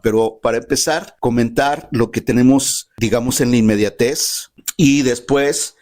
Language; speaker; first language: Spanish; native; Spanish